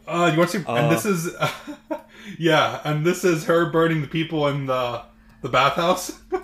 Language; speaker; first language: English; native; English